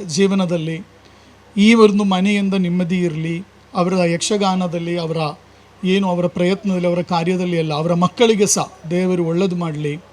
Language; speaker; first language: Kannada; non-native, local second language; Malayalam